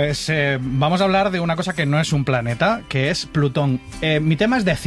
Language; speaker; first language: Spanish; native; Spanish